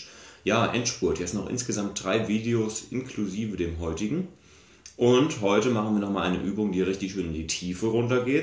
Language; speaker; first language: German; native; German